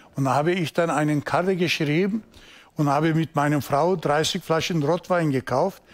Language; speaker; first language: German; non-native, learner; Turkish